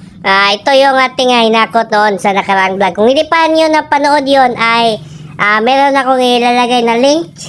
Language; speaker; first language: Filipino; non-native, local second language; Cebuano